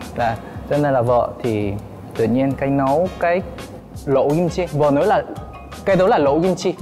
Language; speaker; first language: Vietnamese; non-native, fluent; Korean